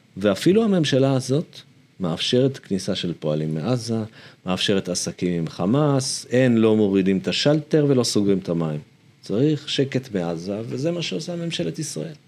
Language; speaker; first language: Hebrew; native; Hebrew